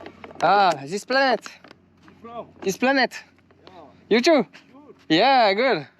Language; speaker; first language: English; non-native, learner; French